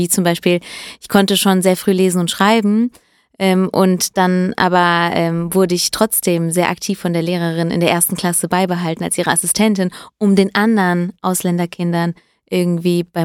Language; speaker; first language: German; early bilingual, other home language; Italian